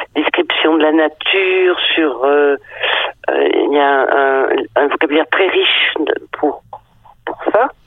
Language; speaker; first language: French; early bilingual, other home language; Danish